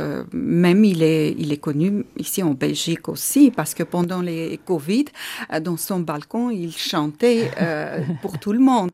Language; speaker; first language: French; non-native, fluent; Armenian